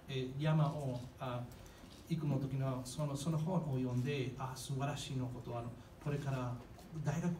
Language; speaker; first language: Japanese; non-native, fluent; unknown